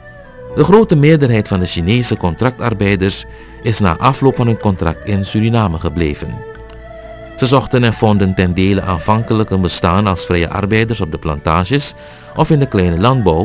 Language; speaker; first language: Dutch; native; Dutch